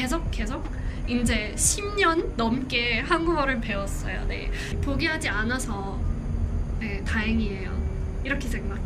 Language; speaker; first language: Korean; non-native, fluent; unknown